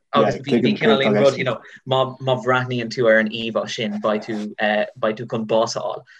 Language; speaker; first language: Irish; native; Irish